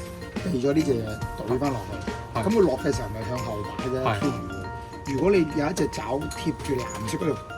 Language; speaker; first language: Chinese; native; Chinese